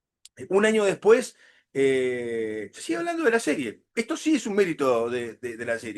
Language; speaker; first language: Spanish; native; Spanish